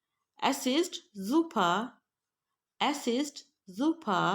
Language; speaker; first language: German; non-native, fluent; Urdu